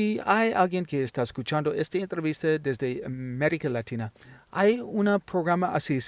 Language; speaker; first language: Spanish; non-native, learner; English